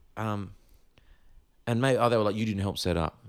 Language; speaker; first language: English; native; English